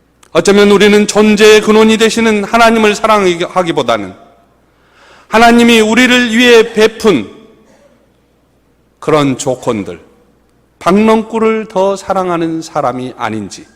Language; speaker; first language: Korean; native; Korean